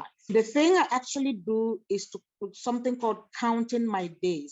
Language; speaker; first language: English; non-native, local second language; Igbo